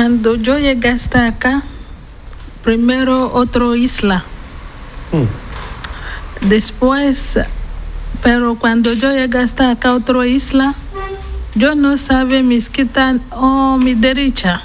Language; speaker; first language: Spanish; non-native, learner; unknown